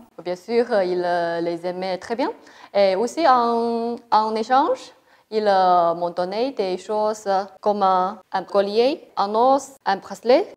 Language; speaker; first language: French; non-native, fluent; Chinese